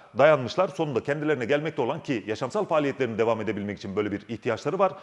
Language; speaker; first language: Turkish; native; Turkish